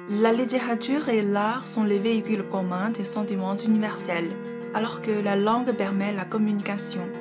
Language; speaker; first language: French; non-native, fluent; Chinese